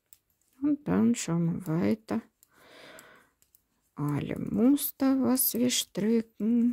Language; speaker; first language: German; non-native, learner; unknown